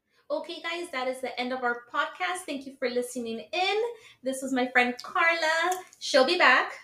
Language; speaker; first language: English; early bilingual, other home language; Spanish